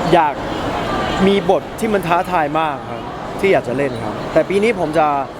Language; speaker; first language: Thai; early bilingual, heritage; Thai